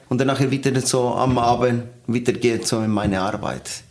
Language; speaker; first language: German; non-native, learner; Spanish